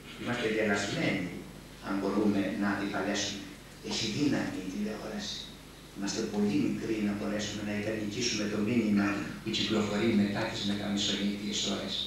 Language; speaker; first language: Greek; native; Greek